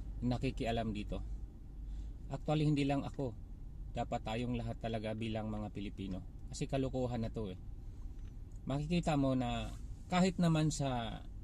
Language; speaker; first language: Filipino; non-native, local second language; Cebuano